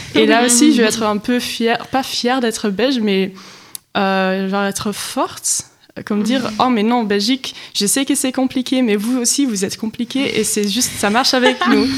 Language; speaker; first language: French; non-native, local second language; Dutch